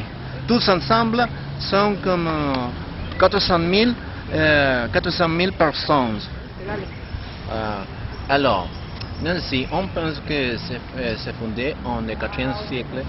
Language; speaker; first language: French; non-native, learner; Spanish